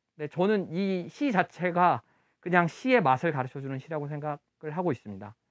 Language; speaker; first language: Korean; native; Korean